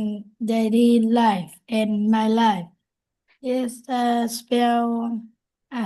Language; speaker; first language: English; non-native, learner; Vietnamese